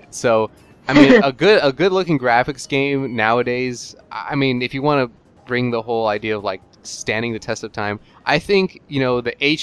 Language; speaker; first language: English; native; English